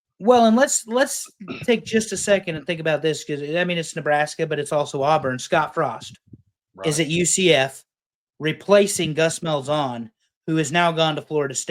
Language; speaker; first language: English; native; English